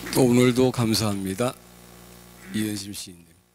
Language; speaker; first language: Korean; native; Korean